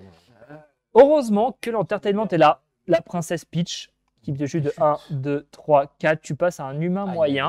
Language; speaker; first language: French; native; French